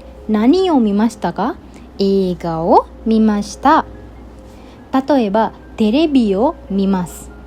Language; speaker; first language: Japanese; non-native, fluent; Sinhala